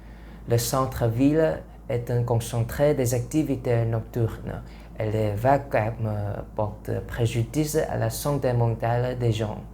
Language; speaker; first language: French; non-native, learner; Vietnamese